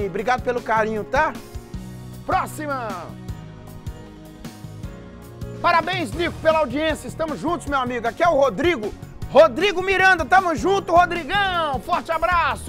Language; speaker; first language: Portuguese; native; Portuguese